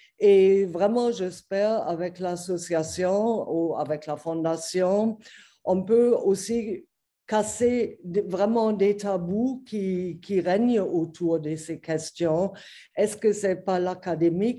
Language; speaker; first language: French; non-native, fluent; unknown